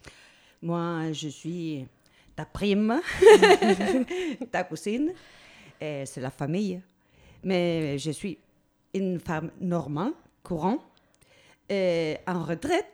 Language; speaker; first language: French; non-native, learner; Spanish